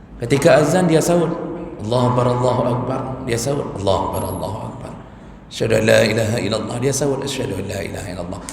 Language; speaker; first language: Malay; non-native, local second language; Achinese